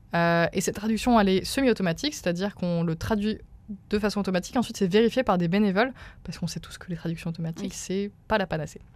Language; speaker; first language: French; native; French